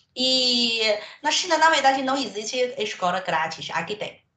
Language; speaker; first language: Portuguese; non-native, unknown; Chinese